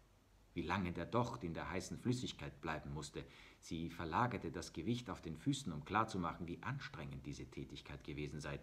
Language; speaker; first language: German; native; German